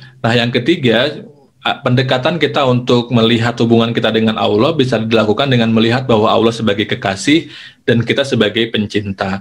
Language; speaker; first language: Indonesian; native; Indonesian